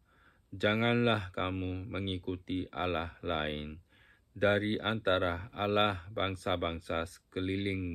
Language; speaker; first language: Indonesian; non-native, fluent; Japanese